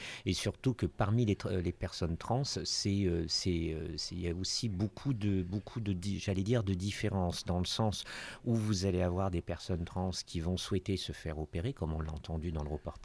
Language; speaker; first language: French; native; French